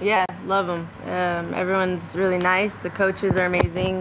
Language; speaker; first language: English; native; English